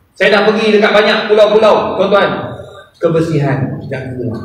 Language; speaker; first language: Malay; non-native, fluent; Arabic